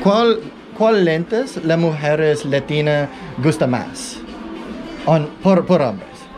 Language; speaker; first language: Spanish; non-native, learner; English